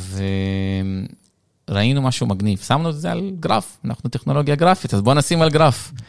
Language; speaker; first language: Hebrew; early bilingual, other home language; Russian